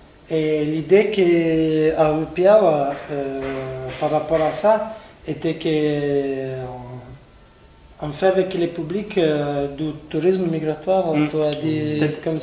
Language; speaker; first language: French; non-native, fluent; Italian